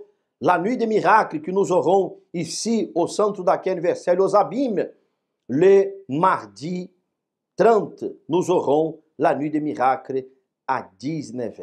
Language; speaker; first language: French; non-native, fluent; Portuguese